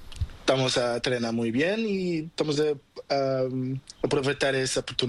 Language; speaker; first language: Spanish; non-native, learner; Portuguese